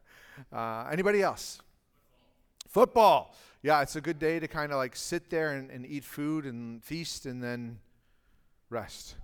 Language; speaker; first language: English; native; English